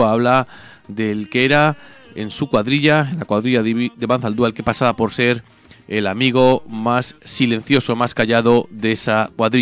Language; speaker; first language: Spanish; native; Spanish